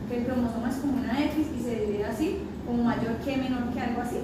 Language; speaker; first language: Spanish; native; Spanish